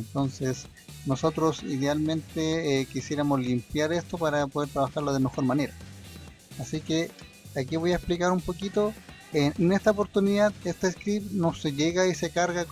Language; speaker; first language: Spanish; native; Spanish